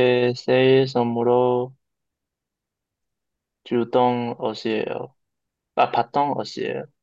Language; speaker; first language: Korean; non-native, learner; Chinese